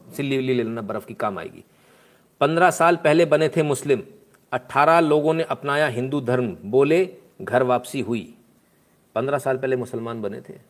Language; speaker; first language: Hindi; native; Hindi